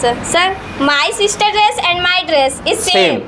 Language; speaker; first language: English; non-native, learner; Hindi